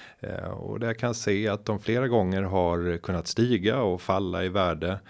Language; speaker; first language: Swedish; native; Swedish